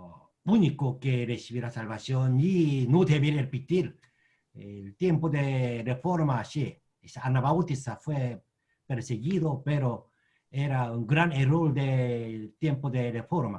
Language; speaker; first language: Spanish; non-native, learner; Korean